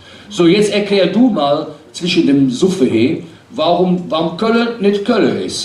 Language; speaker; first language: German; native; German